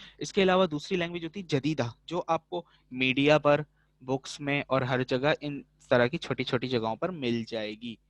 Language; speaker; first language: Urdu; native; Urdu